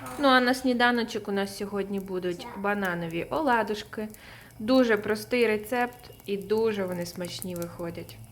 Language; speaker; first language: Ukrainian; native; Ukrainian